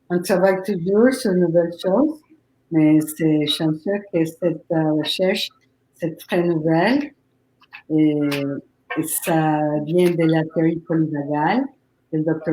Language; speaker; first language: French; non-native, fluent; Spanish